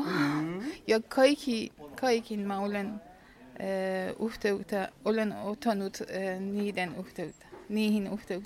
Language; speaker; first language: Finnish; non-native, learner; Persian